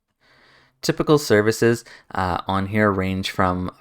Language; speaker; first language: English; native; English